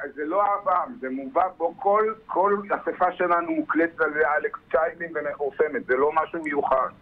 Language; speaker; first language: Hebrew; native; Hebrew